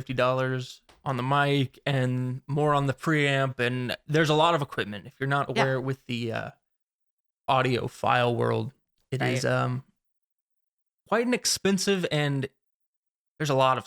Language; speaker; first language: English; native; English